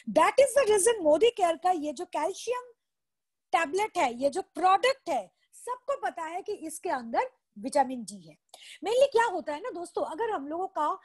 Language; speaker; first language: Hindi; non-native, local second language; Bangla